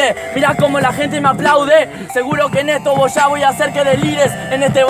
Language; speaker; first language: Spanish; native; Spanish